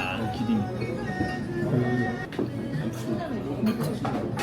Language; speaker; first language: English; non-native, fluent; French